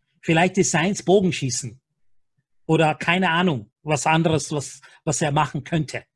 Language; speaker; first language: German; non-native, fluent; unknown